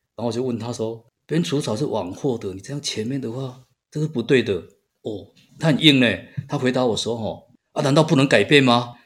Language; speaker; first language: Chinese; native; Chinese